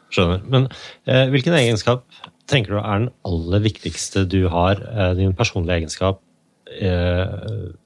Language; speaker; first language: Norwegian; native; Norwegian